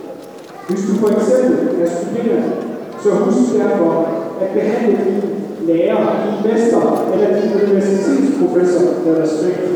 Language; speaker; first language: Danish; non-native, fluent; Arabic